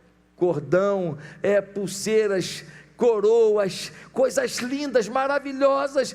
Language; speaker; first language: Portuguese; native; Portuguese